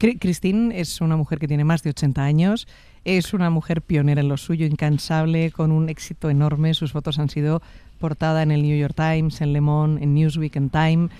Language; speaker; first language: Spanish; native; Spanish